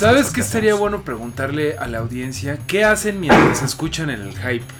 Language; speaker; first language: Spanish; native; Spanish